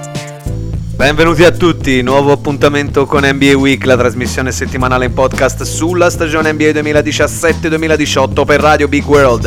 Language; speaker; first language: Italian; native; Italian